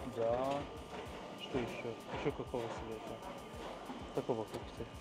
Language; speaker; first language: Russian; non-native, learner; Persian